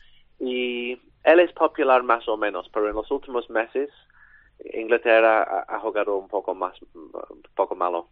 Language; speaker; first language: Spanish; non-native, learner; English